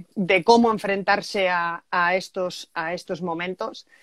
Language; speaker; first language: Spanish; native; Spanish